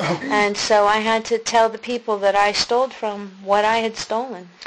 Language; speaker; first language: English; native; English